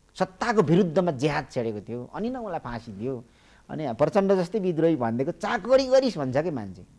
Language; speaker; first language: Nepali; native; Nepali